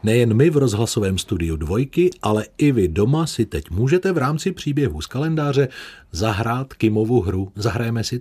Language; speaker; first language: Czech; native; Czech